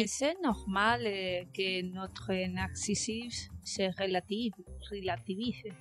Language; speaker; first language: French; non-native, learner; Spanish